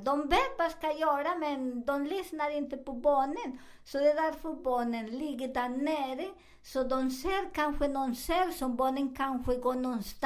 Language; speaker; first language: Swedish; non-native, learner; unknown